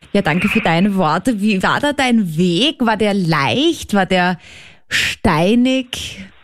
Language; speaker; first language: German; native; German